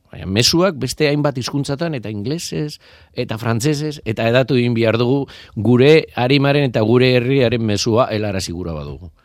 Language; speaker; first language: Basque; non-native, local second language; Spanish